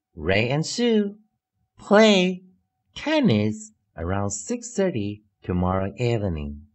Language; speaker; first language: English; non-native, fluent; Chinese